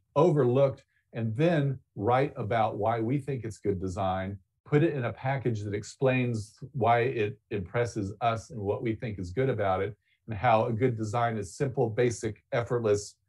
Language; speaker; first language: English; native; English